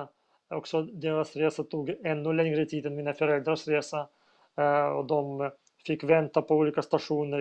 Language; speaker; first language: Swedish; non-native, fluent; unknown